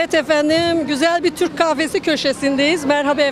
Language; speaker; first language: Turkish; native; Turkish